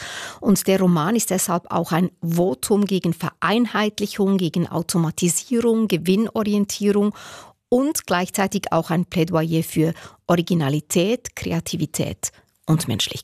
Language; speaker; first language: German; native; German